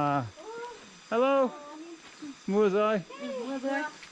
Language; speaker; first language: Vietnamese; non-native, learner; English